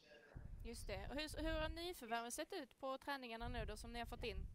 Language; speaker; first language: Swedish; native; Swedish